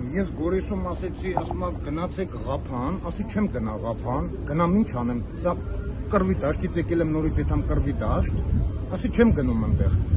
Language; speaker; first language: Armenian; native; Armenian